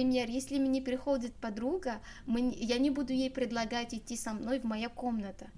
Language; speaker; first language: Russian; non-native, learner; Arabic